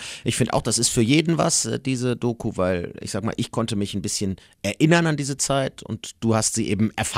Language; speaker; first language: German; native; German